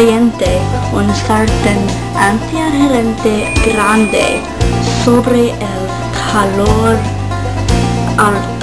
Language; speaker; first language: Spanish; non-native, learner; English